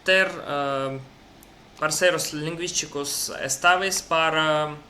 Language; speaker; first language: Portuguese; non-native, learner; Russian